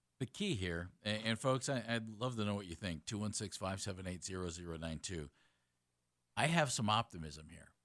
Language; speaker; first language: English; native; English